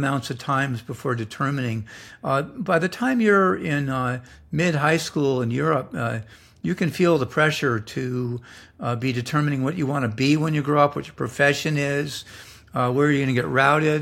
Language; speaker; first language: English; native; English